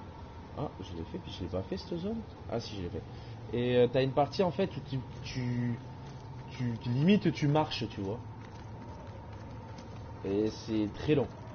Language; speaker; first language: French; native; French